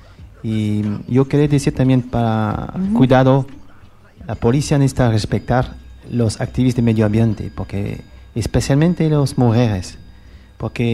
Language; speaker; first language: Spanish; non-native, learner; French